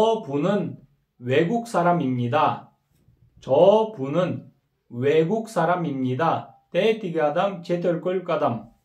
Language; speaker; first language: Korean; non-native, fluent; Kyrgyz